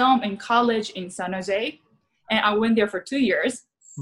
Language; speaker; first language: English; non-native, fluent; Japanese